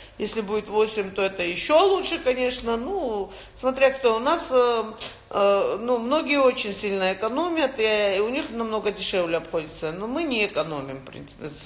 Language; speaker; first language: Russian; non-native, local second language; Georgian